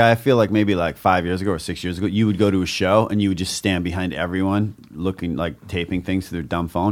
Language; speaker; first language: English; native; English